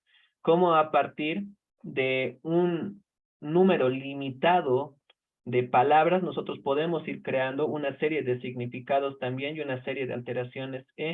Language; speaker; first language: Spanish; native; Spanish